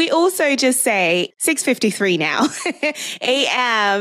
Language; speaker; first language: English; non-native, local second language; Yoruba